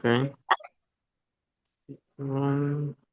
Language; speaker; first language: English; non-native, learner; Spanish